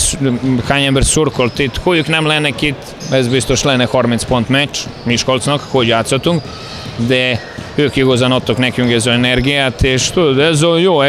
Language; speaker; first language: Hungarian; non-native, fluent; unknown